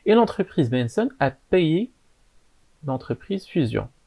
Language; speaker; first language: French; non-native, local second language; Arabic